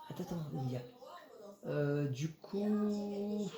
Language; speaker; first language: French; native; French